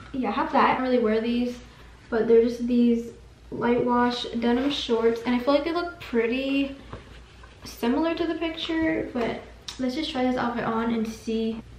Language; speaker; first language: English; early bilingual, other home language; Spanish